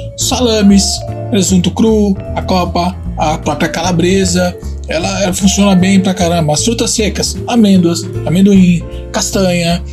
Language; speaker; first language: Portuguese; non-native, fluent; Italian